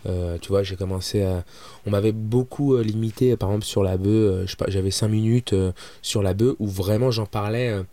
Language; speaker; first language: French; early bilingual, other home language; Arabic